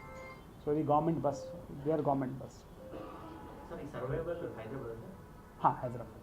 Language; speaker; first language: Telugu; non-native, local second language; Hindi